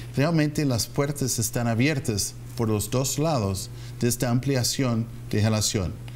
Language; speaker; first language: Spanish; non-native, fluent; English